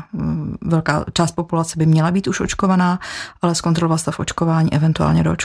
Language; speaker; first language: Czech; native; Czech